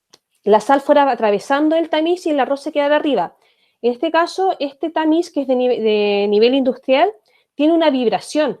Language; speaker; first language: Spanish; native; Spanish